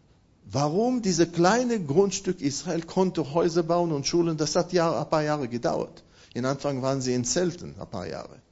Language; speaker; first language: German; non-native, fluent; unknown